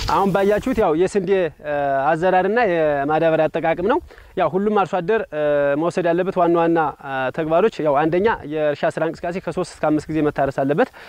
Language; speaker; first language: Amharic; native; Amharic